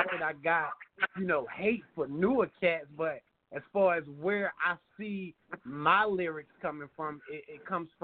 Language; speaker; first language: English; native; English